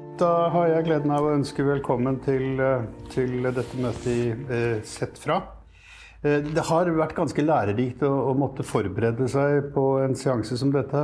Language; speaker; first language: Norwegian; native; Norwegian